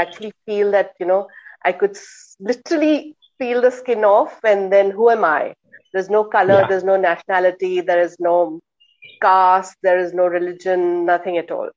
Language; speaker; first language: English; non-native, local second language; Hindi